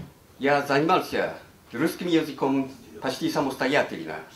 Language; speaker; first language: Russian; non-native, learner; Japanese